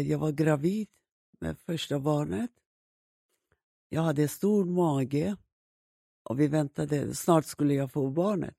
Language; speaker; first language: Swedish; non-native, fluent; Persian